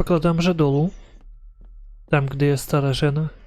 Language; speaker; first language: Czech; non-native, learner; Ukrainian